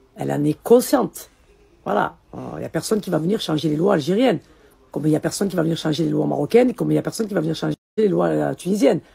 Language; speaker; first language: French; early bilingual, other home language; Arabic